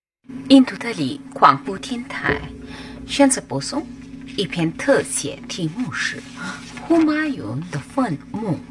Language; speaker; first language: Chinese; non-native, learner; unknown